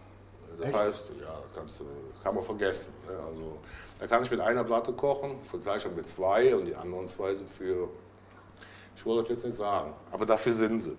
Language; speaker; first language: German; native; German